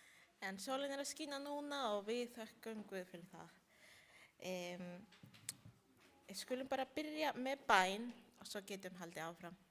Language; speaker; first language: Icelandic; non-native, learner; Spanish